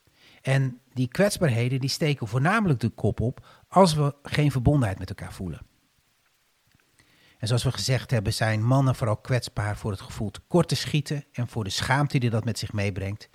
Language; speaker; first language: Dutch; native; Dutch